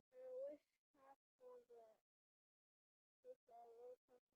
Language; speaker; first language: English; non-native, learner; Vietnamese